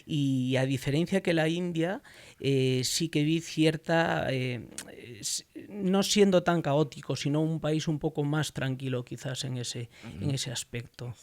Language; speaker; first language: Spanish; native; Spanish